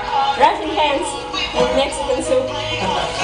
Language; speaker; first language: English; non-native, learner; Russian